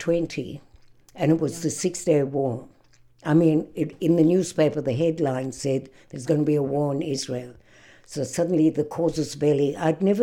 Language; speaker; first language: English; native; English